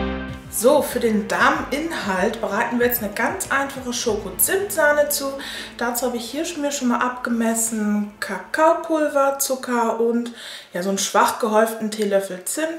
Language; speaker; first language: German; native; German